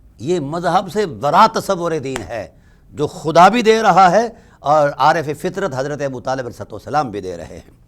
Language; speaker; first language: Urdu; non-native, local second language; Punjabi